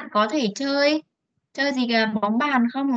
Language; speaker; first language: Vietnamese; native; Vietnamese